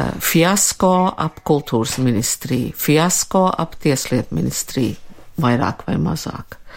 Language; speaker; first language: Latvian; early bilingual, heritage; Latvian